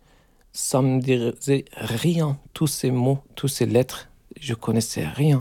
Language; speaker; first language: French; non-native, learner; Turkish